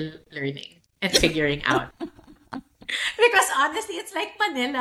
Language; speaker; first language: English; non-native, local second language; Filipino